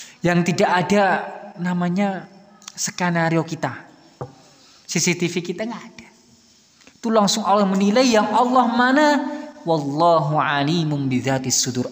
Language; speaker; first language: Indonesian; native; Indonesian